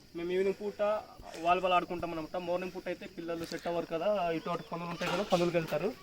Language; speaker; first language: Telugu; non-native, local second language; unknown